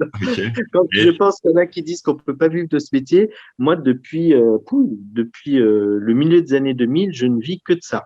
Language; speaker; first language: French; native; French